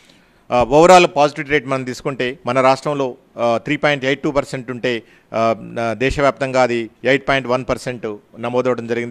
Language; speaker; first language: Telugu; native; Telugu